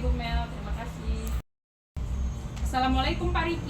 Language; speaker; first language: Indonesian; native; Indonesian